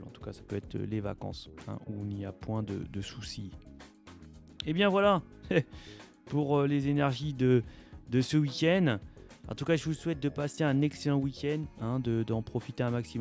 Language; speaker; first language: French; native; French